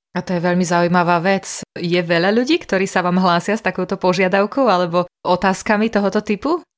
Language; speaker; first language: Slovak; native; Slovak